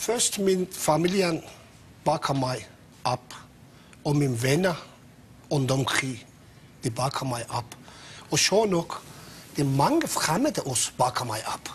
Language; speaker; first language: Danish; non-native, local second language; Persian